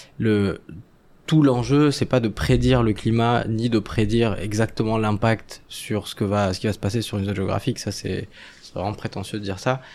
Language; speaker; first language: French; non-native, local second language; Arabic